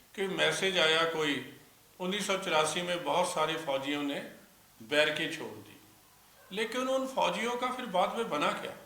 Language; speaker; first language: Hindi; non-native, local second language; Punjabi